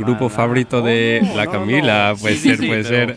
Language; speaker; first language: Spanish; non-native, learner; English